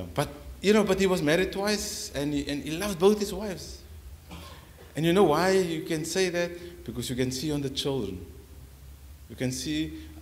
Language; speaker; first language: English; non-native, local second language; Afrikaans